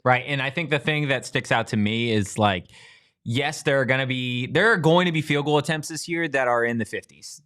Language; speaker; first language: English; native; English